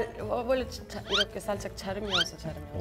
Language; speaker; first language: Korean; non-native, fluent; Turkish